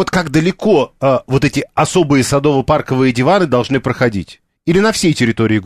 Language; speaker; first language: Russian; native; Russian